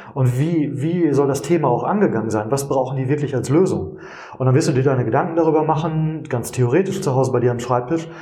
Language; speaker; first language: German; native; German